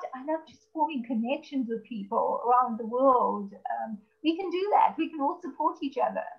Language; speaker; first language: English; native; English